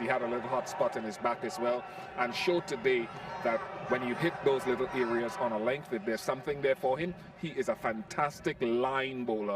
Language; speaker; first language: English; native; English